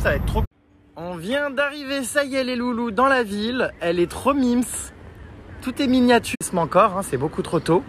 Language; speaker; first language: French; native; French